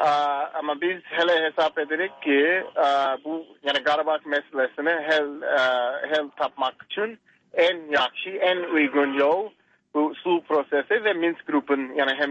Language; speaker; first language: Turkish; non-native, learner; English